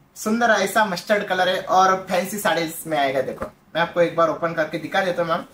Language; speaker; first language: Hindi; non-native, local second language; Marathi